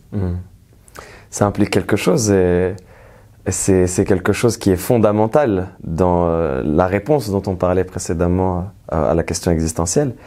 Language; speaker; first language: French; native; French